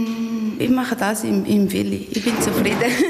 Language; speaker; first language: German; non-native, learner; Portuguese